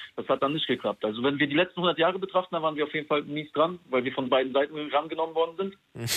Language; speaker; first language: German; non-native, fluent; Polish